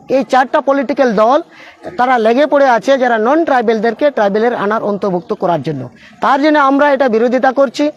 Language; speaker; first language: Bangla; non-native, local second language; Santali